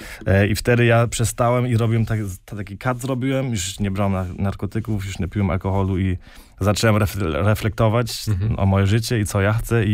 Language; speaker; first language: Polish; early bilingual, heritage; German